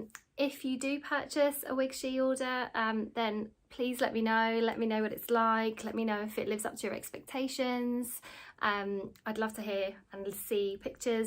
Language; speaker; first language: English; native; English